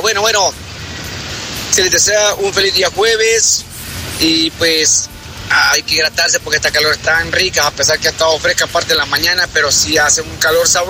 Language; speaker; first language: Spanish; native; Spanish